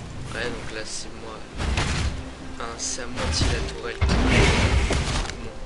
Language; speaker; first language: French; native; French